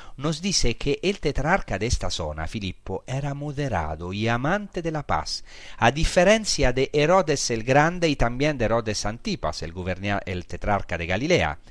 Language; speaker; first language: Spanish; non-native, fluent; Italian